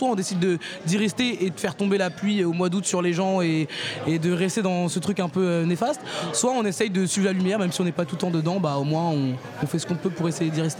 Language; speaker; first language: French; native; French